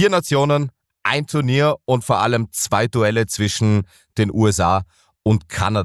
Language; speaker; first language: German; native; German